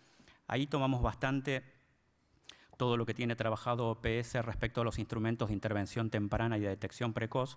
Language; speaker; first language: Spanish; native; Spanish